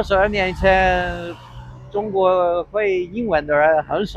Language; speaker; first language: Chinese; non-native, fluent; English